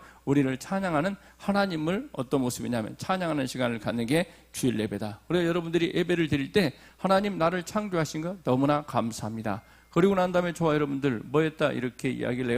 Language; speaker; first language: Korean; native; Korean